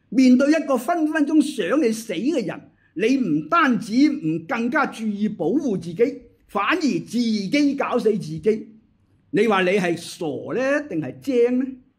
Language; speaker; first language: Chinese; native; Chinese